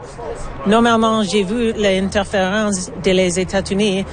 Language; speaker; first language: French; non-native, learner; English